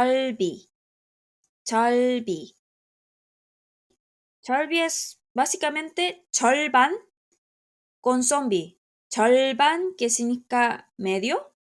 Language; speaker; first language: Spanish; non-native, fluent; Korean